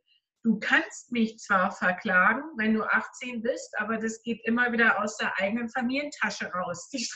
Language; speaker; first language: German; native; German